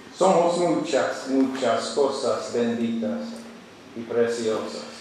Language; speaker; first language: Spanish; non-native, learner; English